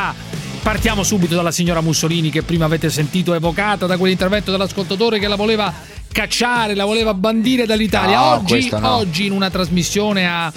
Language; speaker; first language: Italian; native; Italian